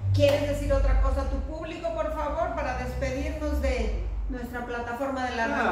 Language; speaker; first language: Spanish; native; Spanish